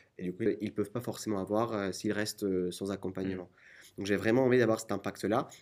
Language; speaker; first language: French; non-native, fluent; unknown